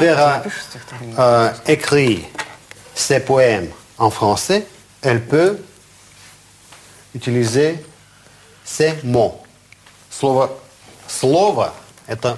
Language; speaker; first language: French; non-native, fluent; Russian